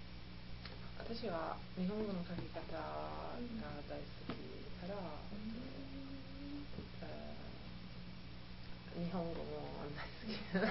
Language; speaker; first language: Japanese; non-native, learner; Italian